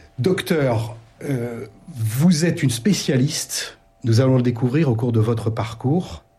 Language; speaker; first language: French; native; French